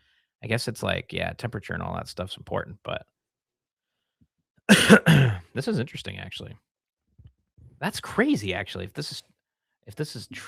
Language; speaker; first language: English; native; English